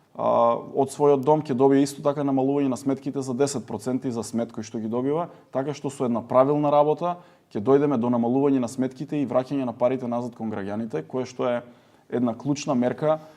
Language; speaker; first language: Macedonian; native; Macedonian